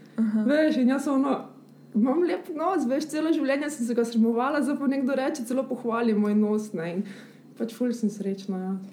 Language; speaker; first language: Slovenian; early bilingual, other home language; Bosnian